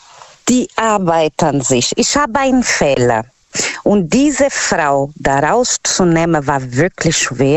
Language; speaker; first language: German; non-native, learner; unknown